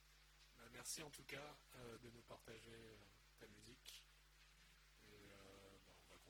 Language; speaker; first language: French; native; French